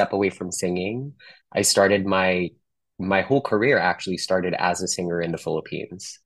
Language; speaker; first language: English; non-native, local second language; Filipino